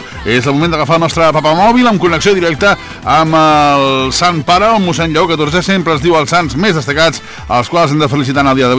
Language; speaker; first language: Catalan; native; Catalan